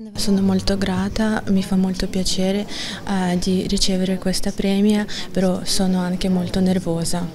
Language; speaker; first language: Italian; non-native, fluent; Ukrainian